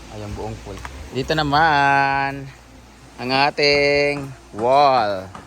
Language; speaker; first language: Filipino; non-native, local second language; Cebuano